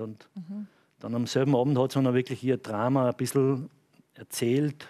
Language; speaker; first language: German; native; German